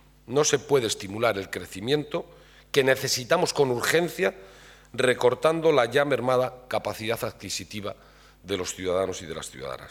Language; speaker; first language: Spanish; native; Spanish